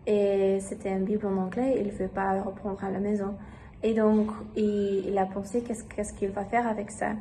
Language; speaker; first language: French; non-native, learner; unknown